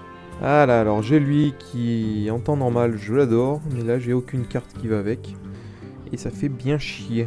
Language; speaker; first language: French; native; French